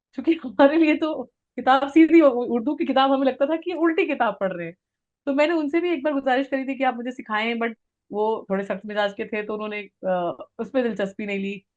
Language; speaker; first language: Hindi; native; Hindi